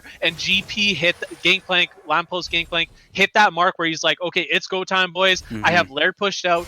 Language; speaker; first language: English; native; English